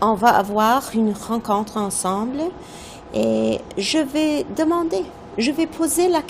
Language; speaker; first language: French; non-native, fluent; English